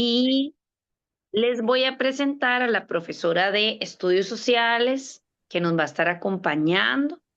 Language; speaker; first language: Spanish; native; Spanish